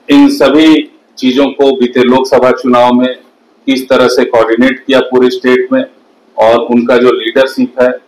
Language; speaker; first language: Hindi; native; Hindi